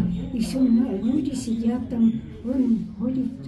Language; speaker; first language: Russian; non-native, fluent; Estonian